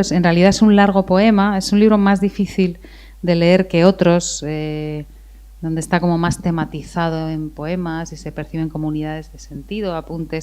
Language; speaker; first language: Spanish; native; Spanish